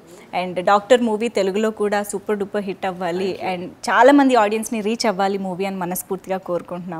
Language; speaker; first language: Telugu; native; Telugu